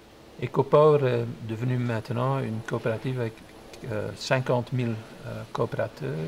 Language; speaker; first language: French; non-native, fluent; Dutch